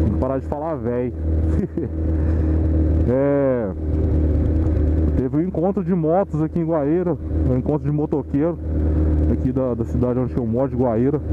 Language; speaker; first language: Portuguese; native; Portuguese